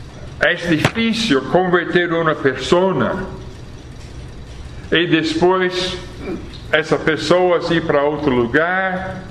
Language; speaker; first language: Portuguese; non-native, fluent; English